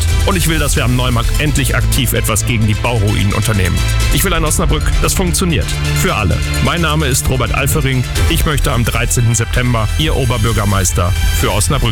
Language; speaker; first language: German; native; German